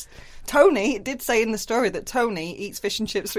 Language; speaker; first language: English; native; English